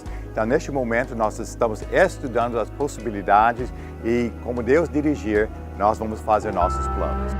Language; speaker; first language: Portuguese; non-native, learner; English